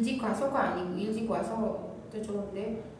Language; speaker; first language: Korean; non-native, fluent; Indonesian